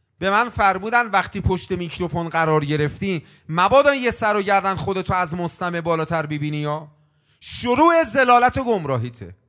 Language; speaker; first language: Persian; native; Persian